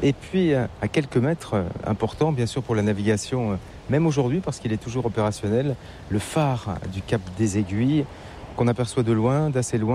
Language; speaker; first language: French; native; French